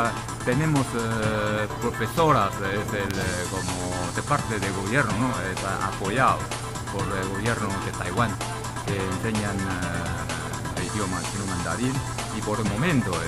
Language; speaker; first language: Spanish; non-native, fluent; Chinese